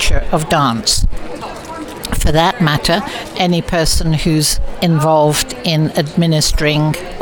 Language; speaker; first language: English; native; English